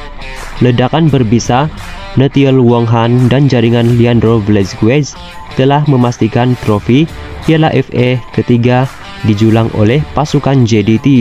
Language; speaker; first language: Malay; native; Malay